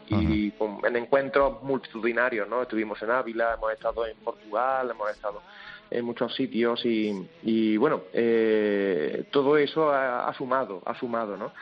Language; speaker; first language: Spanish; native; Spanish